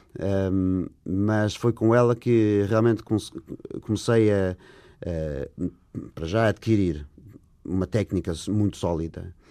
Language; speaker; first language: Portuguese; non-native, fluent; English